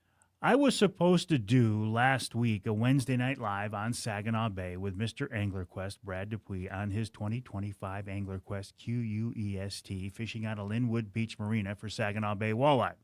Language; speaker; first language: English; native; English